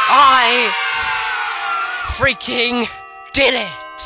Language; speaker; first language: English; native; English